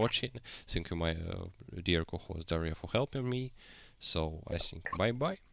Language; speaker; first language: English; non-native, learner; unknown